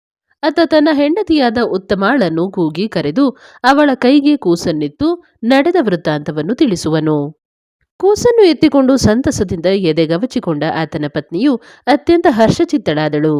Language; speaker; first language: Kannada; native; Kannada